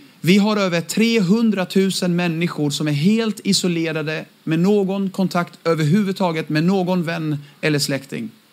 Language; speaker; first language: Swedish; early bilingual, other home language; Aramaic